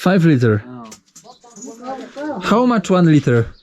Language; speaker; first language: English; non-native, learner; Polish